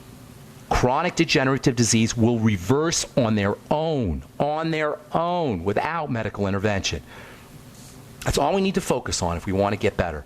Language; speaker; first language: English; native; English